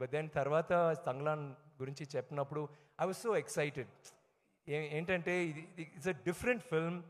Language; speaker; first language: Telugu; non-native, learner; Tamil